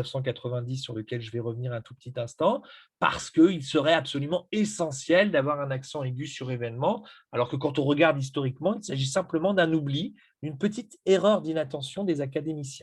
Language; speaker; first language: French; native; French